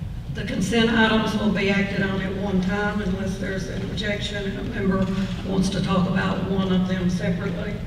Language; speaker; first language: English; native; English